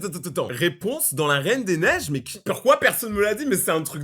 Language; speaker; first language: French; native; French